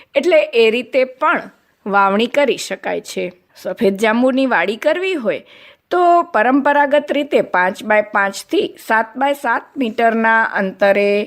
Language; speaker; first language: Gujarati; non-native, local second language; Kachhi